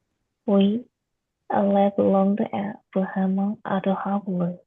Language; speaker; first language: French; non-native, learner; Korean